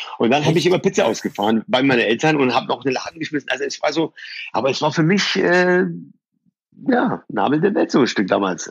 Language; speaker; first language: German; early bilingual, other home language; Persian